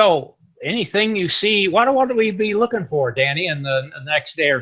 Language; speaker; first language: English; native; English